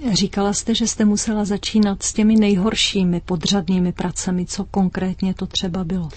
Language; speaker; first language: Czech; native; Czech